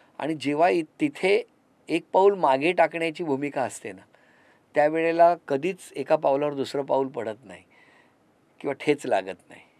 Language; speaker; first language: Marathi; native; Marathi